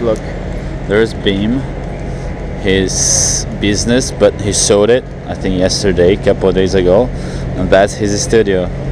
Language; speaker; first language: English; non-native, learner; Portuguese